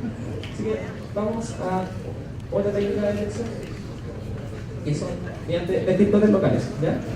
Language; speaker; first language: Spanish; native; Spanish